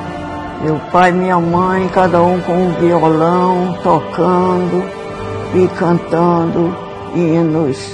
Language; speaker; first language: Portuguese; early bilingual, other home language; Swedish